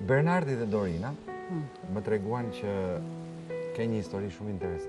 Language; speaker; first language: Albanian; native; Albanian